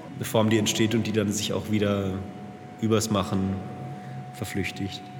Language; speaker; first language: German; native; German